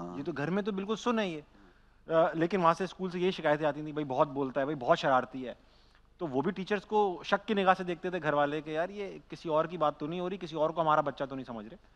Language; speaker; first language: Urdu; native; Urdu